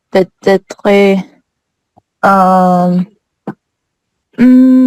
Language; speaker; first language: French; non-native, learner; English